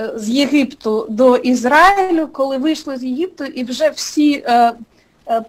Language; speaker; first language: Ukrainian; native; Ukrainian